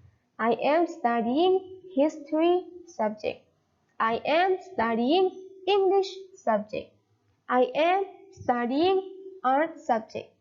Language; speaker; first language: English; non-native, fluent; Thai